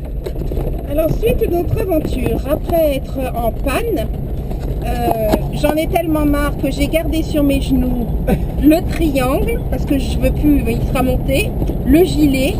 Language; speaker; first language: French; native; French